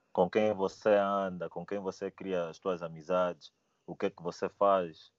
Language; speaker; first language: Portuguese; native; Portuguese